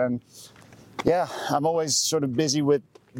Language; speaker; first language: English; non-native, fluent; Dutch